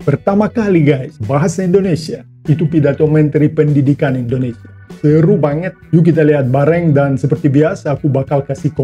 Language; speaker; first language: Indonesian; non-native, fluent; Russian